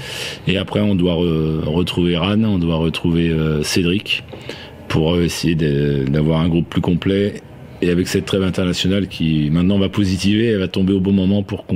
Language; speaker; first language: French; native; French